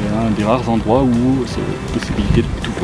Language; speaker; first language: French; native; French